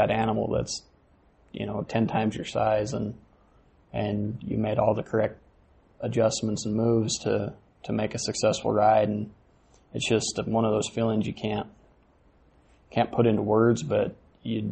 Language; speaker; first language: English; native; English